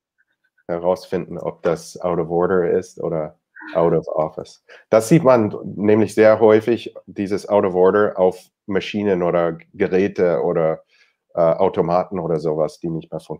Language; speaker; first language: German; non-native, fluent; English